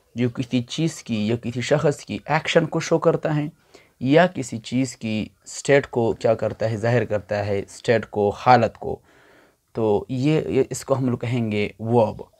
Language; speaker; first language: Urdu; non-native, local second language; Pashto